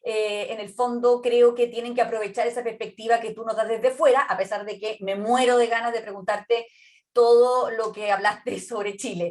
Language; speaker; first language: Spanish; native; Spanish